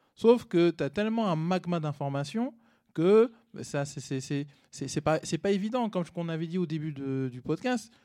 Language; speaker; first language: French; native; French